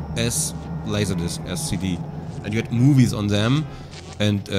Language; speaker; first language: English; non-native, fluent; German